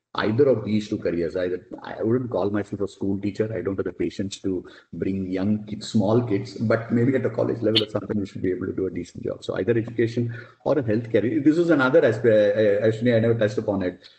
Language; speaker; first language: English; non-native, local second language; Tamil